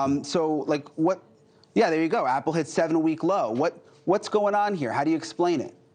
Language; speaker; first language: English; native; English